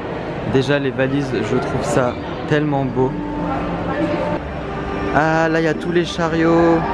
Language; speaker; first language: French; native; French